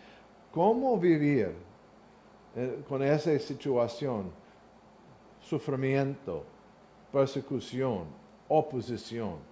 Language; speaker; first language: Spanish; non-native, learner; English